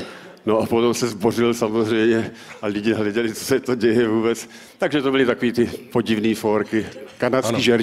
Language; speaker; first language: Czech; native; Czech